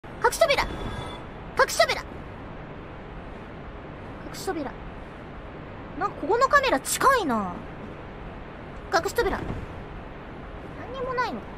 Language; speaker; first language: Japanese; native; Japanese